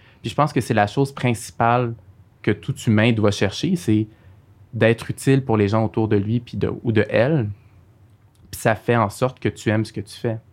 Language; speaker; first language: French; early bilingual, other home language; Arabic